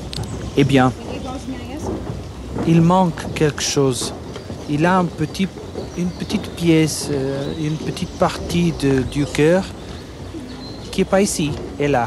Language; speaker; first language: French; non-native, fluent; Portuguese